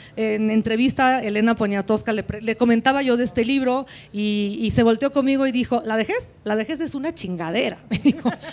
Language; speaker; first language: Spanish; non-native, fluent; Italian